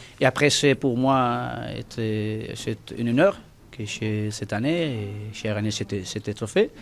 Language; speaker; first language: French; non-native, learner; Spanish